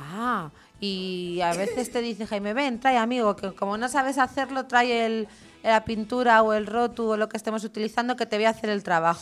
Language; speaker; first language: Spanish; native; Spanish